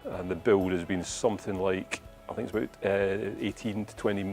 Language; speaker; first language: English; native; English